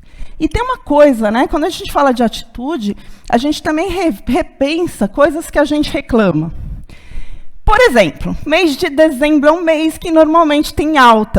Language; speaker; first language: Portuguese; native; Portuguese